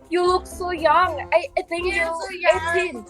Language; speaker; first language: English; non-native, learner; Thai